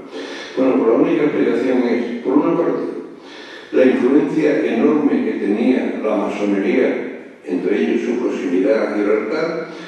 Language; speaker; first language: Spanish; native; Spanish